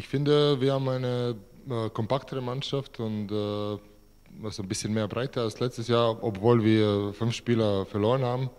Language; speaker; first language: German; non-native, fluent; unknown